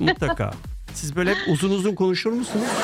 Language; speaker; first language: Turkish; native; Turkish